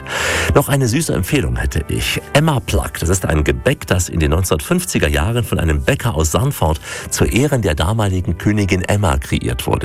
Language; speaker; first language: German; native; German